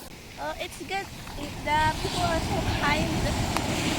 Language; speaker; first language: English; non-native, fluent; Korean